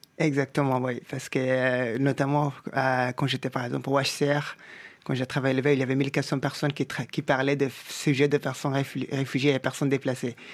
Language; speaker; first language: French; non-native, fluent; Bangla